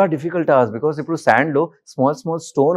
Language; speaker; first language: Telugu; non-native, local second language; Hindi